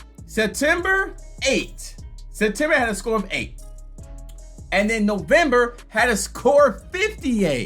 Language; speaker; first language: English; native; English